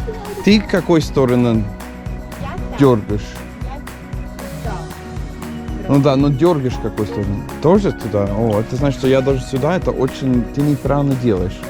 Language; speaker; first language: Russian; non-native, learner; English